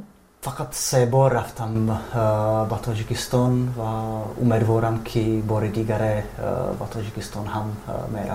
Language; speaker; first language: Persian; non-native, fluent; Czech